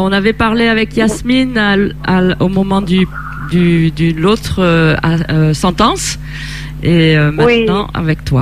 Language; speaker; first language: French; non-native, learner; Italian